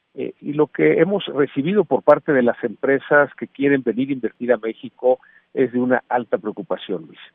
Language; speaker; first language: Spanish; native; Spanish